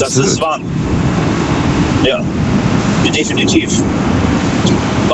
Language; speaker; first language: German; native; German